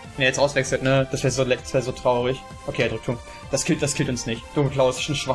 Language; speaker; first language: German; native; German